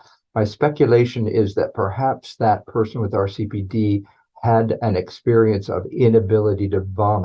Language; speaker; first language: English; native; English